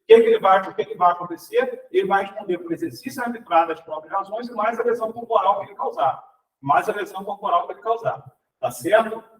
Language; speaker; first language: Portuguese; native; Portuguese